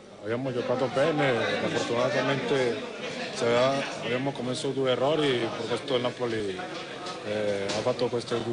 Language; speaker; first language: Italian; non-native, fluent; Spanish